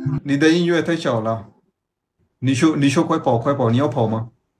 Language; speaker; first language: Chinese; non-native, fluent; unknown